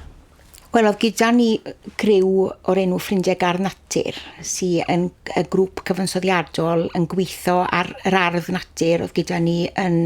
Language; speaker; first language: Welsh; native; Welsh